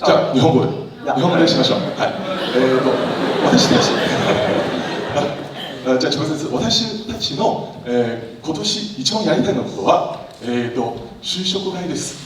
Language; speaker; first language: Japanese; non-native, learner; Chinese